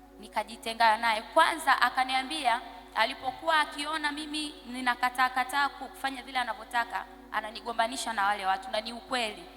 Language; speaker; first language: Swahili; native; Swahili